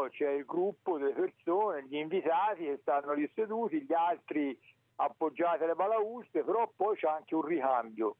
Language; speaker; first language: Italian; native; Italian